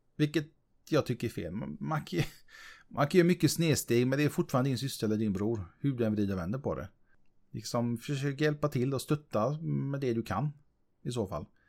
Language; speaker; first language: Swedish; native; Swedish